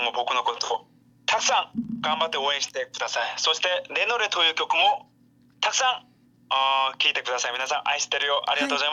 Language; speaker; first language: Japanese; non-native, learner; Korean